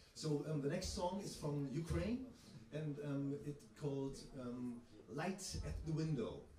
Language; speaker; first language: English; non-native, learner; German